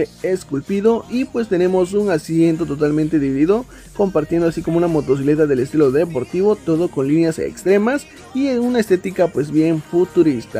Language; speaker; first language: Spanish; native; Spanish